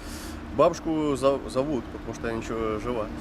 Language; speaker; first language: Russian; early bilingual, heritage; Dutch